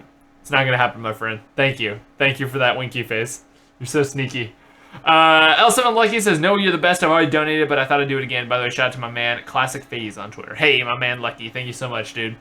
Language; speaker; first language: English; native; English